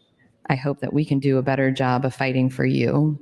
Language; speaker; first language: English; native; English